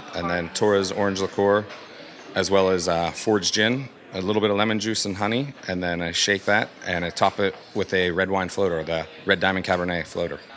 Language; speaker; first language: English; native; English